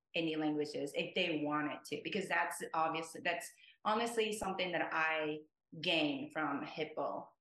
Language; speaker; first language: English; non-native, fluent; Japanese